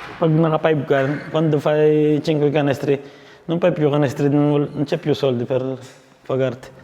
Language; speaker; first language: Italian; non-native, fluent; Filipino